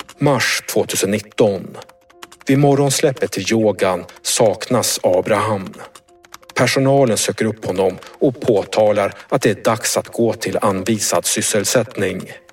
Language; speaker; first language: Swedish; native; Swedish